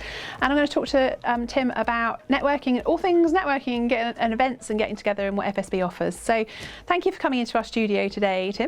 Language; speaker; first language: English; native; English